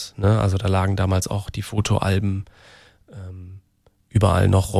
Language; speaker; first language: German; native; German